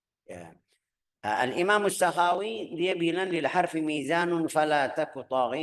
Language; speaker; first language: Indonesian; non-native, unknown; Arabic